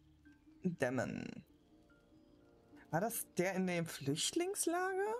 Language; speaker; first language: German; native; German